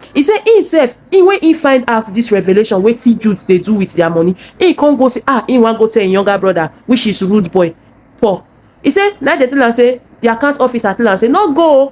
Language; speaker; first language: Nigerian Pidgin; native; Nigerian Pidgin